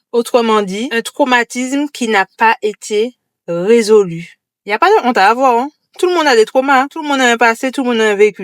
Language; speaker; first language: French; native; French